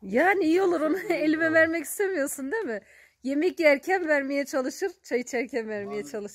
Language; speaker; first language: Turkish; native; Turkish